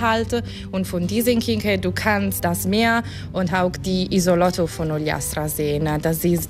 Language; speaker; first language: German; non-native, learner; Italian